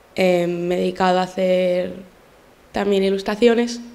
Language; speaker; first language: Spanish; native; Spanish